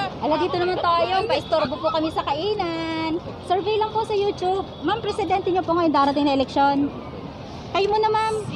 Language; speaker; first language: Filipino; non-native, local second language; Bikol